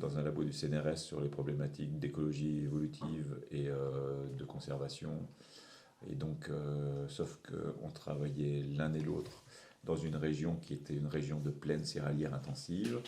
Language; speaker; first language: French; native; French